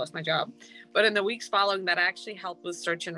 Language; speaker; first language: English; non-native, fluent; Ukrainian